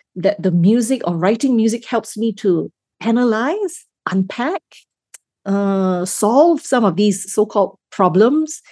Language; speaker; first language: English; native; English